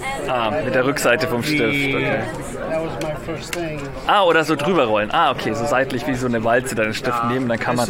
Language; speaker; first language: German; native; German